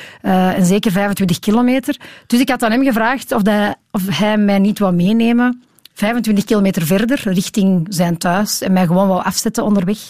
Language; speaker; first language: Dutch; native; Dutch